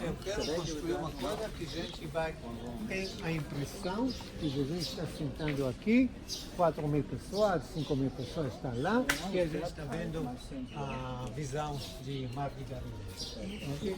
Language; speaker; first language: Portuguese; non-native, learner; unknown